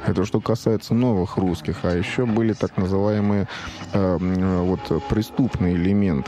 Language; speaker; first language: Russian; native; Russian